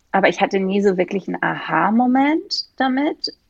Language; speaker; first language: German; non-native, fluent; Greek